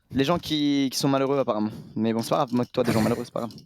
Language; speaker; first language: French; native; French